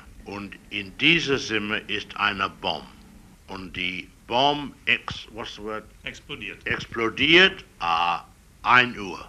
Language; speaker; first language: German; non-native, learner; English